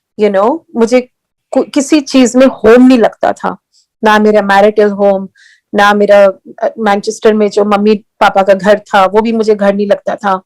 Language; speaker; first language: Hindi; early bilingual, heritage; Hindi